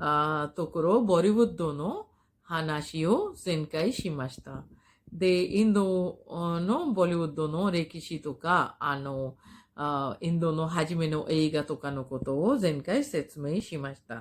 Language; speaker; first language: Japanese; non-native, fluent; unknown